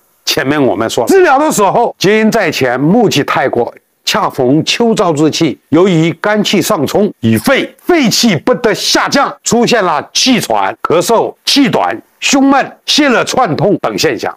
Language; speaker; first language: Chinese; native; Chinese